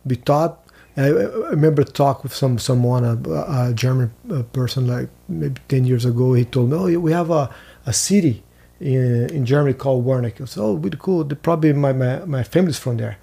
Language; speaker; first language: English; non-native, fluent; Portuguese